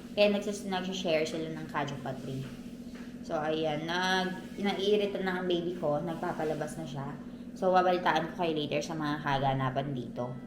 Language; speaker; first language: Filipino; non-native, local second language; Cebuano